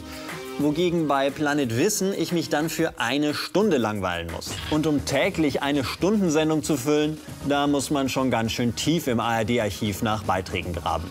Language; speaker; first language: German; native; German